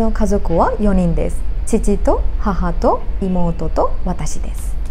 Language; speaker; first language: Japanese; non-native, learner; Sinhala